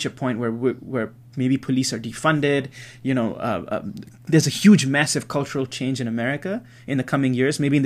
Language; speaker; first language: English; native; English